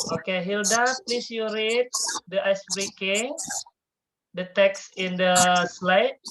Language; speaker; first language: English; non-native, fluent; Indonesian